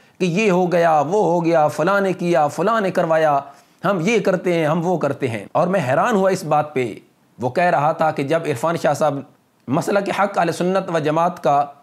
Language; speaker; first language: Urdu; non-native, local second language; Punjabi